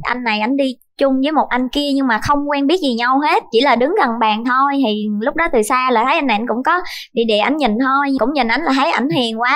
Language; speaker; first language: Vietnamese; native; Vietnamese